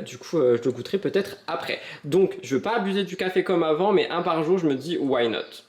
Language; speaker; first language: French; native; French